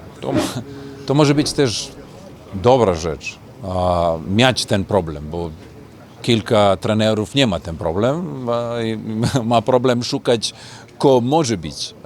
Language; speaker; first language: Polish; non-native, fluent; Serbian